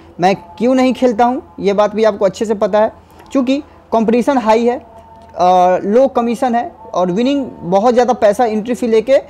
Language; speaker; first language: Hindi; native; Hindi